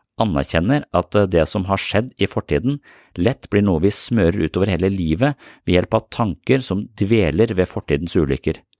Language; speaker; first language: Norwegian; native; Norwegian